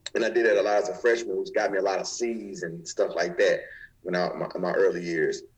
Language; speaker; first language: English; native; English